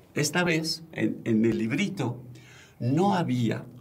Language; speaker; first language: Spanish; non-native, fluent; French